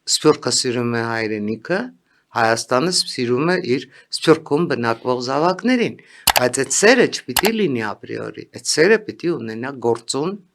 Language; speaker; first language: Armenian; native; Armenian